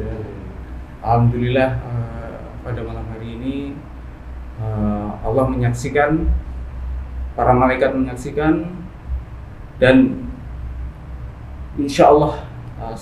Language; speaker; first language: Indonesian; native; Indonesian